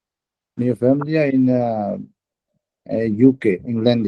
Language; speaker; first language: Italian; non-native, learner; Urdu